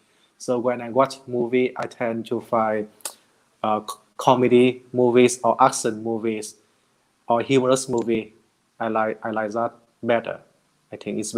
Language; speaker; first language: English; non-native, learner; Vietnamese